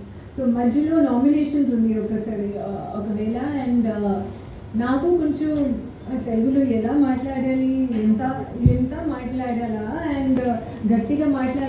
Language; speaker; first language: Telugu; non-native, learner; Hindi